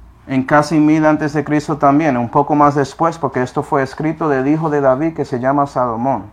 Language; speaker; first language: Spanish; non-native, fluent; English